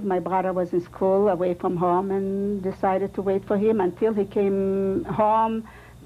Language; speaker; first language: English; non-native, fluent; Russian